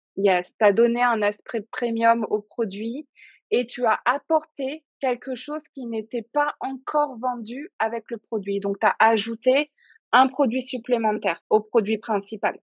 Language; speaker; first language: French; native; French